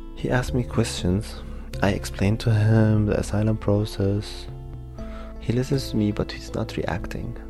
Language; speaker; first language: English; non-native, fluent; Arabic